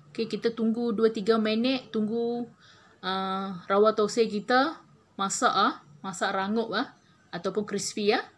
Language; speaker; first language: Malay; non-native, local second language; Tamil